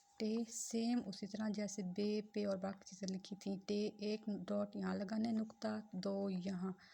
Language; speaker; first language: Urdu; non-native, local second language; Punjabi